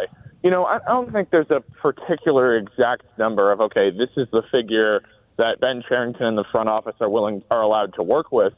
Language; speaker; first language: English; native; English